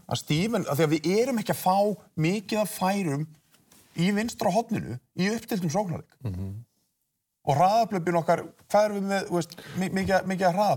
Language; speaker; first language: Icelandic; native; Icelandic